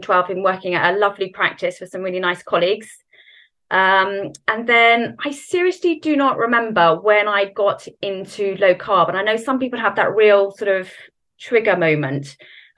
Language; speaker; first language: English; native; English